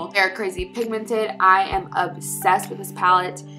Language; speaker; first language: English; native; English